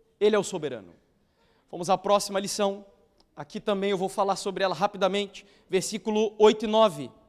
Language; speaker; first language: Portuguese; native; Portuguese